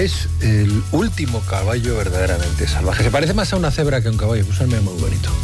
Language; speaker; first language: Spanish; native; Spanish